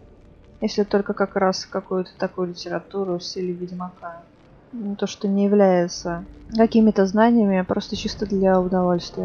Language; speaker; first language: Russian; native; Russian